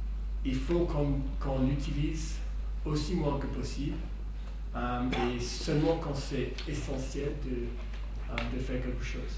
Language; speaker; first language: French; non-native, fluent; English